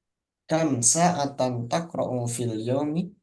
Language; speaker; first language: Arabic; non-native, fluent; Indonesian